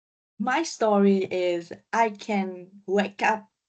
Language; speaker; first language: English; non-native, learner; Vietnamese